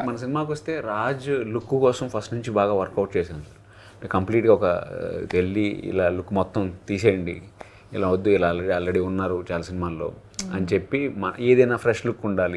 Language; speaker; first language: Telugu; native; Telugu